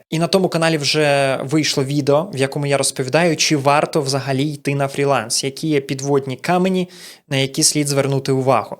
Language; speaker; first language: Ukrainian; non-native, local second language; Russian